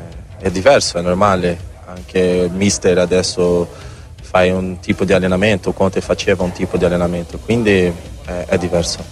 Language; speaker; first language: Italian; non-native, learner; Portuguese